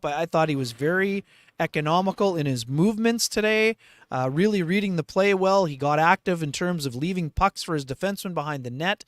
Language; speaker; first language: English; native; English